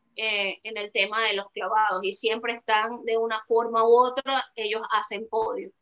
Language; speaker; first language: Spanish; native; Spanish